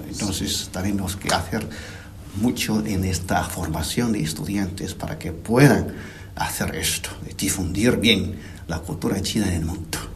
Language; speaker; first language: Spanish; non-native, fluent; Chinese